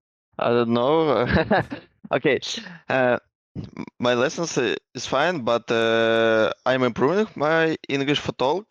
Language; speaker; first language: English; non-native, learner; Russian